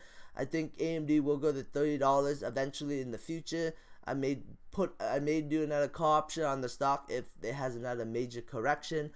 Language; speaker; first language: English; native; English